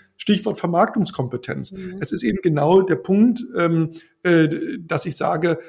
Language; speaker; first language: German; native; German